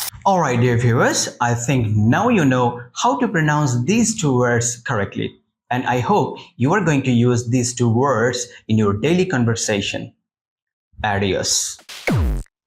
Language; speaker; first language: English; non-native, local second language; Bangla